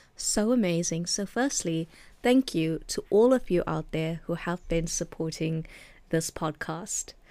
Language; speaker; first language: English; native; English